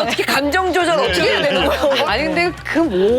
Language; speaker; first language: Korean; native; Korean